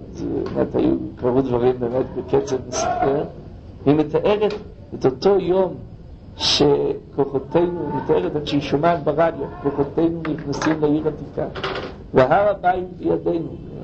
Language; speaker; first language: Hebrew; non-native, fluent; English